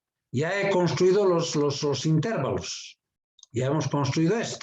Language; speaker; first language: Spanish; native; Spanish